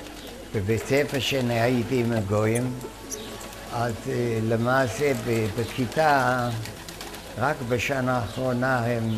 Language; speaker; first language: Hebrew; non-native, fluent; German